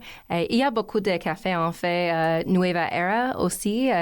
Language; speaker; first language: French; non-native, learner; English